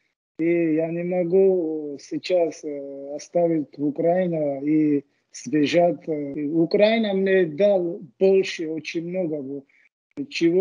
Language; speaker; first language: Russian; non-native, fluent; Georgian